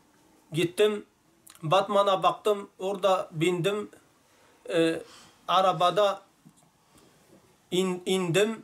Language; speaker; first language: Turkish; non-native, local second language; Arabic